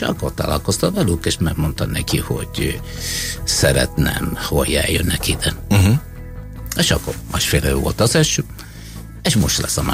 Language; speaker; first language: Hungarian; non-native, fluent; Italian